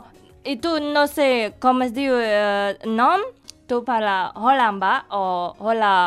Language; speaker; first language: Catalan; non-native, learner; Indonesian